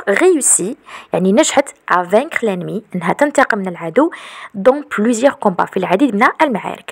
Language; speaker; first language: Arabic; native; Arabic